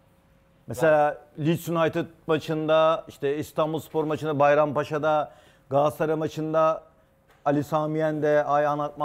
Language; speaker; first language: Turkish; native; Turkish